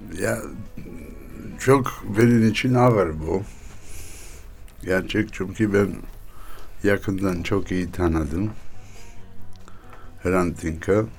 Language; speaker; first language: Turkish; non-native, learner; Armenian